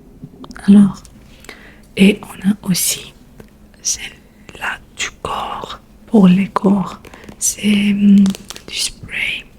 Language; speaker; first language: French; non-native, learner; Spanish